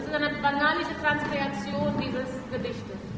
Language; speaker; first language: German; non-native, fluent; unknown